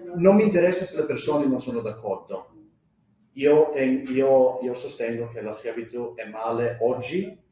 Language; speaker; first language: Italian; non-native, fluent; English